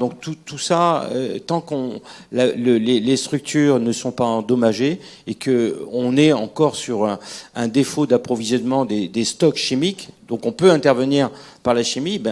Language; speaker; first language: French; native; French